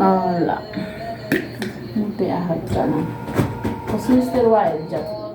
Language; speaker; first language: Arabic; non-native, learner; Filipino